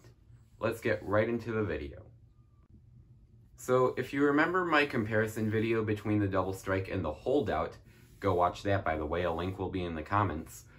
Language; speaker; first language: English; native; English